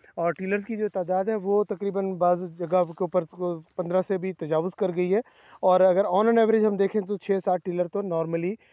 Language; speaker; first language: Urdu; non-native, local second language; Saraiki